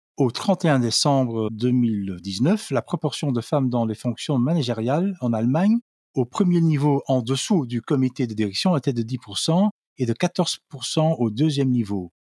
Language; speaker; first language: French; non-native, local second language; Dutch